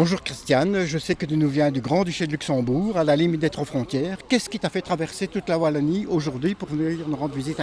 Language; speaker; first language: French; native; French